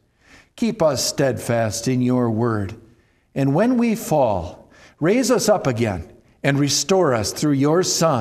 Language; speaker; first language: English; native; English